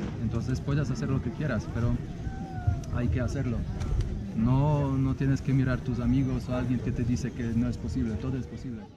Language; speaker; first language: Spanish; non-native, fluent; Polish